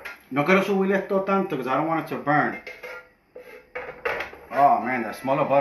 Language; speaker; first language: English; early bilingual, other home language; Spanish